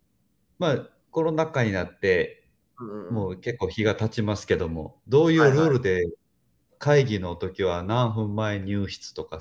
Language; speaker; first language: Japanese; native; Japanese